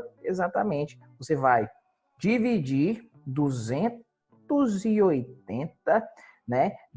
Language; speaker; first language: Portuguese; native; Portuguese